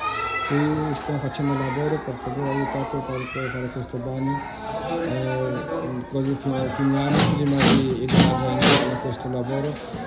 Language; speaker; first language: Italian; non-native, learner; Bangla